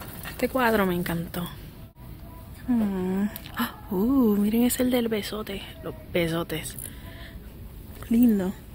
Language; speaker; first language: Spanish; native; Spanish